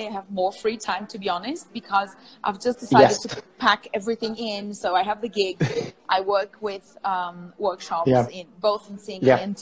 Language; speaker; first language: English; non-native, fluent; Portuguese